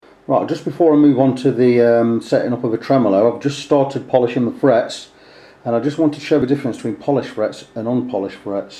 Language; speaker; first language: English; native; English